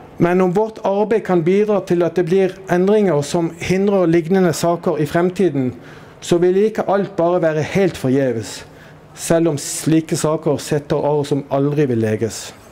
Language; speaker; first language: Norwegian; native; Norwegian